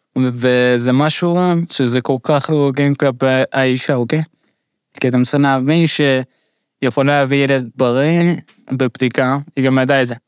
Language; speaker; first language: Hebrew; early bilingual, other home language; Russian